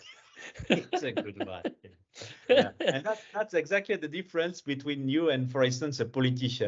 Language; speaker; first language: English; non-native, fluent; French